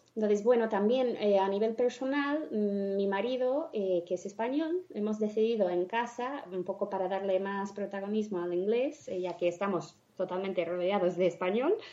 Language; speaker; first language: Spanish; non-native, fluent; English